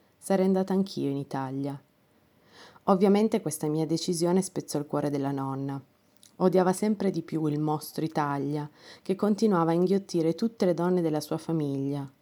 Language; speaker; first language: Italian; non-native, fluent; Romanian